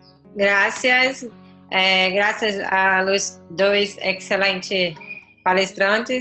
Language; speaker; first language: Spanish; non-native, learner; Portuguese